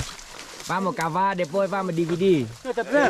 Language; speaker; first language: Portuguese; non-native, learner; Vietnamese